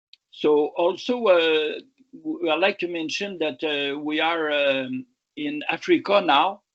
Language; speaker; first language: English; non-native, local second language; French